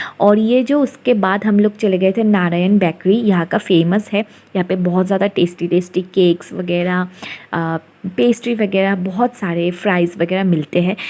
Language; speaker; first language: Hindi; non-native, local second language; Bangla